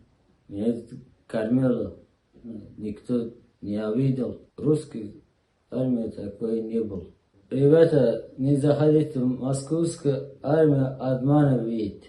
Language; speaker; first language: Russian; non-native, learner; Uzbek